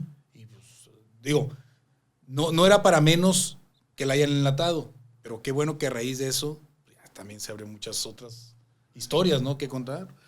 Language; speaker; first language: Spanish; native; Spanish